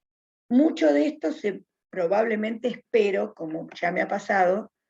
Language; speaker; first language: Spanish; native; Spanish